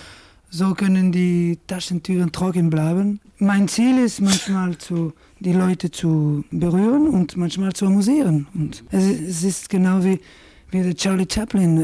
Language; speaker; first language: German; non-native, fluent; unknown